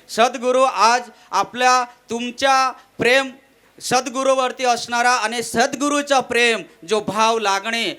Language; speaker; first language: Marathi; non-native, local second language; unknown